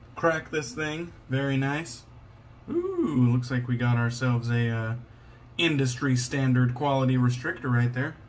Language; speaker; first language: English; native; English